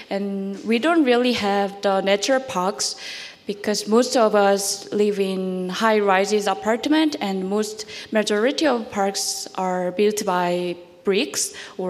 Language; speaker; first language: English; non-native, learner; Korean